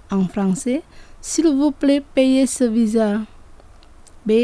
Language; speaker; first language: French; non-native, fluent; Indonesian